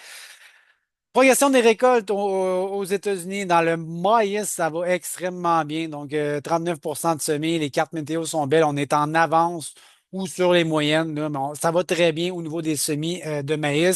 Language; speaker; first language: French; native; French